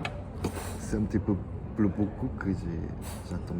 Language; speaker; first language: French; non-native, fluent; Korean